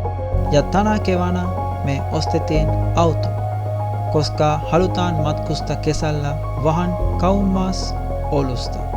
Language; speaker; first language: Finnish; non-native, learner; Sinhala